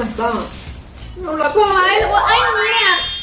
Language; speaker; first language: Chinese; non-native, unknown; Korean